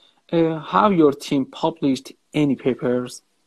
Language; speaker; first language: English; non-native, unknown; Persian